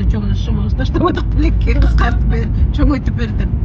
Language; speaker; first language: Kyrgyz; native; Kyrgyz